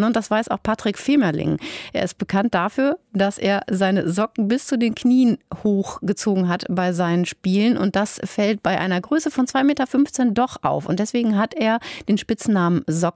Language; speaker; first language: German; native; German